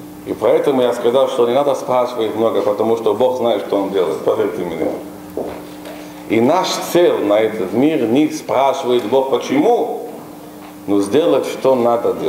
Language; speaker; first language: Russian; non-native, local second language; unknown